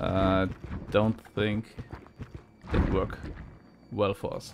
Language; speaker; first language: English; non-native, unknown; German